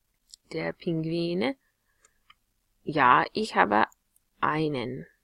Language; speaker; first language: German; non-native, fluent; English